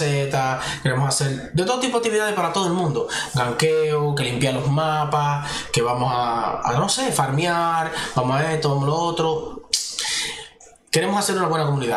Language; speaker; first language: Spanish; native; Spanish